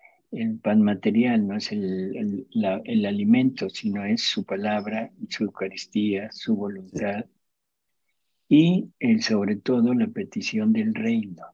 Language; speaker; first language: Spanish; native; Spanish